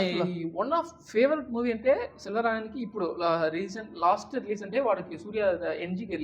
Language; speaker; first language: Telugu; non-native, local second language; Tamil